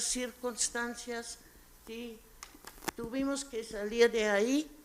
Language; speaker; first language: Spanish; non-native, fluent; German